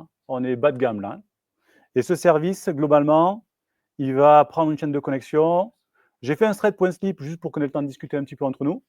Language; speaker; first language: French; native; French